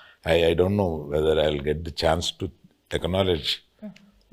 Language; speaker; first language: Telugu; native; Telugu